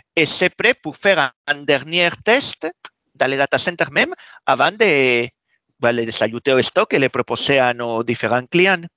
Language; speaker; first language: French; non-native, fluent; Spanish